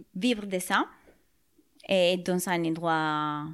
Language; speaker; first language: French; non-native, fluent; Spanish